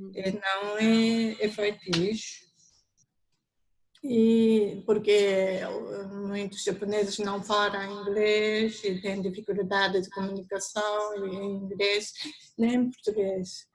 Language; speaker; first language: Portuguese; non-native, learner; Japanese